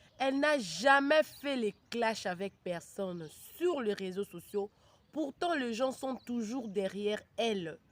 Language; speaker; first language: French; non-native, local second language; Lingala